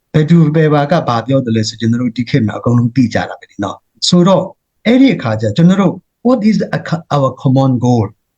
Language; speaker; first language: Burmese; non-native, local second language; Hakha Chin